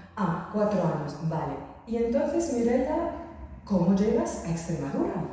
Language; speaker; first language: Spanish; native; Spanish